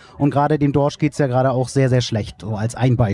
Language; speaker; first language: German; native; German